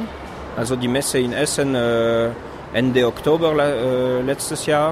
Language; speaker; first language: German; non-native, fluent; French